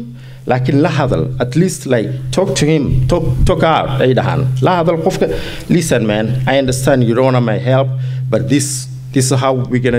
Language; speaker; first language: English; early bilingual, heritage; Somali